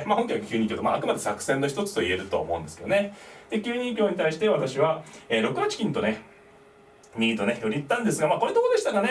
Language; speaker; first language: Japanese; native; Japanese